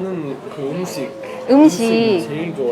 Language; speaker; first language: Korean; non-native, learner; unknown